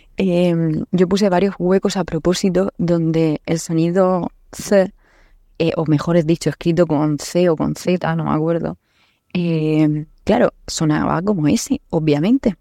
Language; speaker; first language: Spanish; native; Spanish